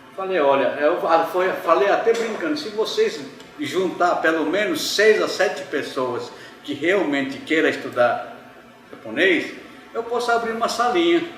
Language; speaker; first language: Portuguese; early bilingual, other home language; Japanese